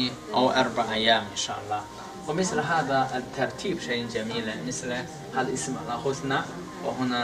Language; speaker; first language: Arabic; non-native, learner; Chinese